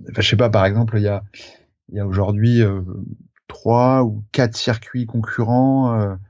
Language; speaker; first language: French; native; French